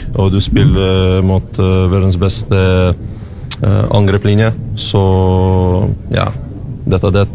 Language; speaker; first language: Norwegian; non-native, learner; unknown